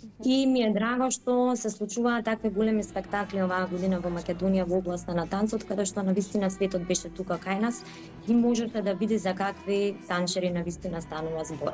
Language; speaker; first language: Macedonian; native; Macedonian